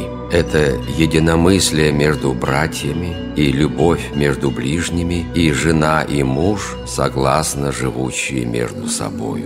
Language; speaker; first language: Russian; native; Russian